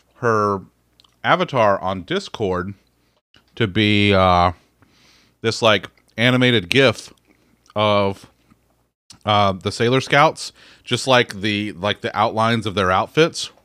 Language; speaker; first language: English; native; English